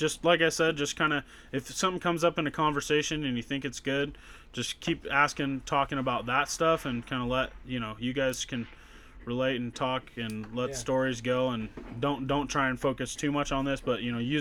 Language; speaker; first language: English; native; English